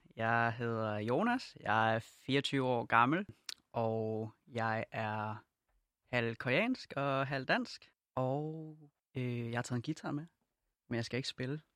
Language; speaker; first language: Danish; native; Danish